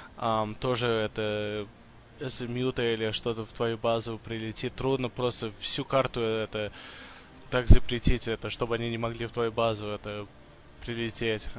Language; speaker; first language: Russian; early bilingual, heritage; Russian